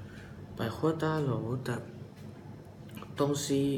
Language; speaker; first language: Chinese; non-native, learner; Thai